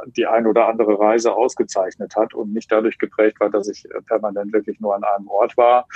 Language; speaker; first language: German; native; German